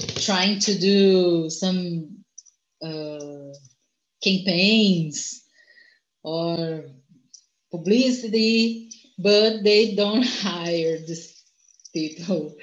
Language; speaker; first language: English; non-native, learner; Portuguese